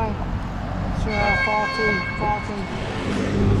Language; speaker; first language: English; non-native, learner; Vietnamese